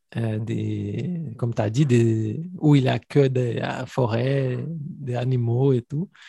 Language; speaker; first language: French; non-native, fluent; Portuguese